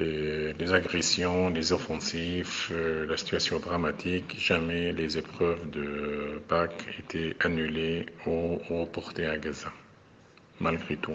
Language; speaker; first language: French; non-native, fluent; Arabic